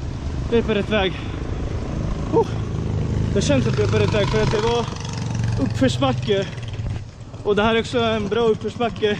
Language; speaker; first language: Swedish; early bilingual, other home language; Nepali